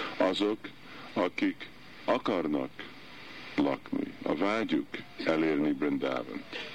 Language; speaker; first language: Hungarian; early bilingual, heritage; Hungarian